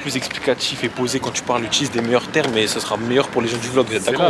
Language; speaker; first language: French; native; French